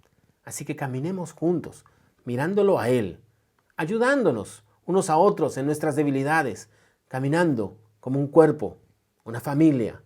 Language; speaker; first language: Spanish; native; Spanish